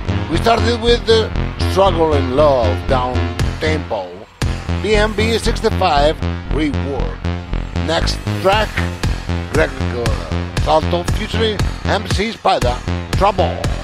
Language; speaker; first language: English; non-native, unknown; Italian